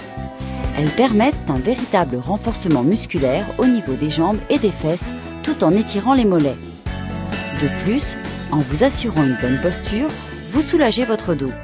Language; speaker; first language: French; native; French